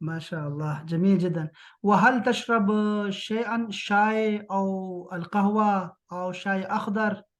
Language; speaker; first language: Arabic; non-native, fluent; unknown